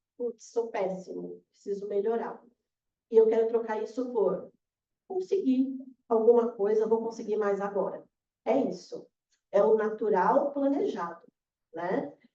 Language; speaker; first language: Portuguese; native; Portuguese